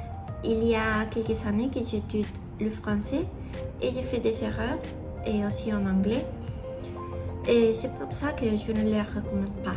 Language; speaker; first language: French; non-native, learner; Spanish